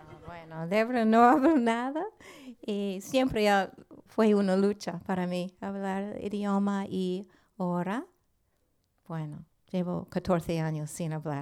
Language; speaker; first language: Spanish; non-native, learner; English